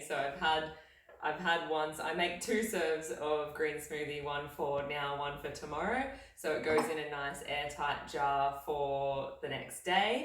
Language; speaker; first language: English; native; English